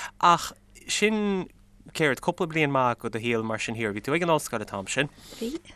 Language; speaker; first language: Irish; native; Irish